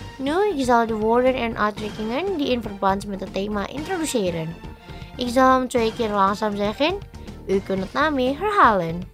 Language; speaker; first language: Dutch; non-native, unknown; Indonesian